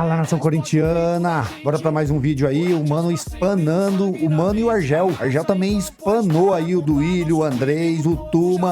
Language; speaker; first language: Portuguese; native; Portuguese